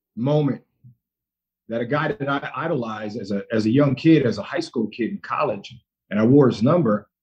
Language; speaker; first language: English; native; English